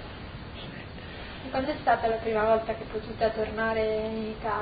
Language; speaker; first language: Italian; native; Italian